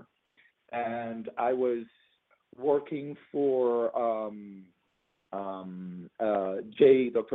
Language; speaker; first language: English; non-native, fluent; Spanish